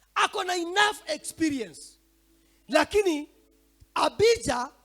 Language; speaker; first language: English; non-native, local second language; Swahili